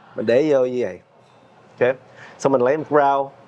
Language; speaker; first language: Vietnamese; early bilingual, heritage; Vietnamese